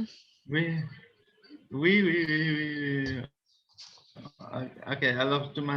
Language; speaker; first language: French; non-native, learner; Spanish